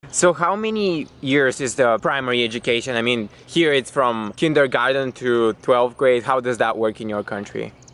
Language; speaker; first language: English; non-native, fluent; Bulgarian